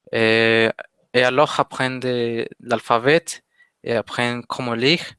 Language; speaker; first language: French; non-native, learner; Spanish